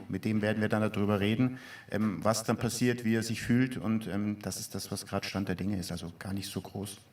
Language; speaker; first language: German; native; German